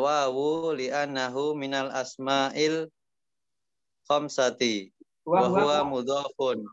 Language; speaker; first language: Arabic; non-native, learner; Indonesian